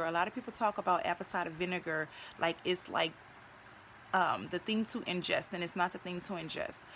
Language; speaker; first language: English; native; English